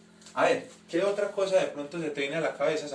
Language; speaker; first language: Spanish; native; Spanish